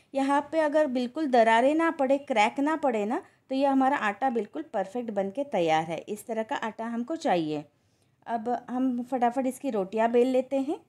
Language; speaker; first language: Hindi; non-native, local second language; Marathi